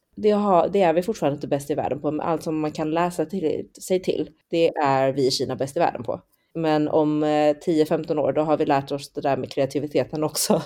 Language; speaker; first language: Swedish; early bilingual, other home language; Chinese